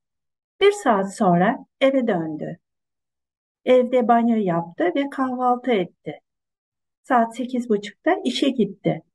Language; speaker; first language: Turkish; non-native, fluent; Kazakh